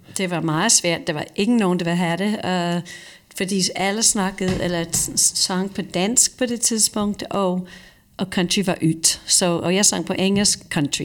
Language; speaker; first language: Danish; non-native, fluent; English